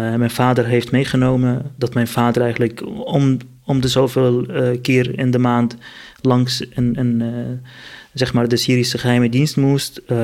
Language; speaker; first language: Dutch; non-native, fluent; Kurdish